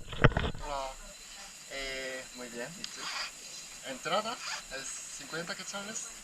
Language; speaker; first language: Spanish; non-native, learner; Korean